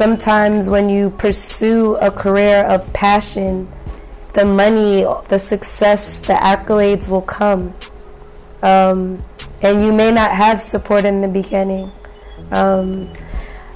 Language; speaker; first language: English; native; English